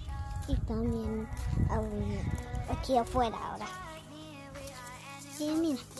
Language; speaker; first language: Spanish; early bilingual, heritage; Spanish